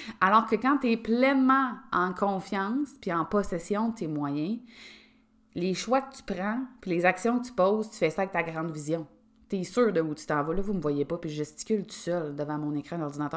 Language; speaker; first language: French; native; French